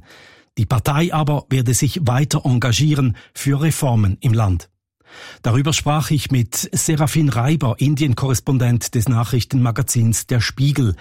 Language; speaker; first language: German; native; German